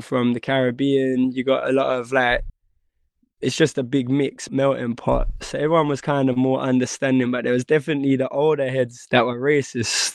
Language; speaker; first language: English; native; English